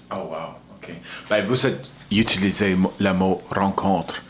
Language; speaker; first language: French; non-native, learner; English